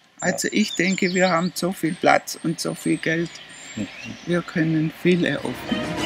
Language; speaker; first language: German; native; German